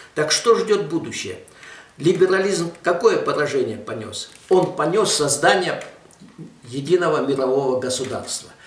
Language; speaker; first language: Russian; non-native, local second language; Armenian